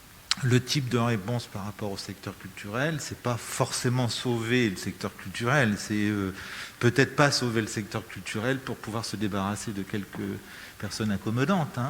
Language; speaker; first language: French; native; French